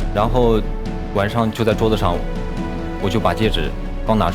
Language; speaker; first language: Chinese; native; Chinese